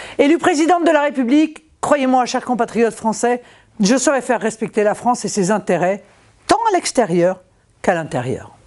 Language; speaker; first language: French; native; French